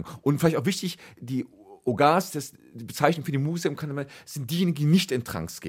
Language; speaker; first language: German; native; German